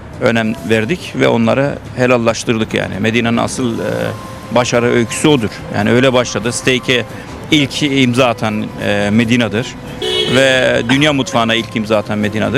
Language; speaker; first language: Turkish; early bilingual, other home language; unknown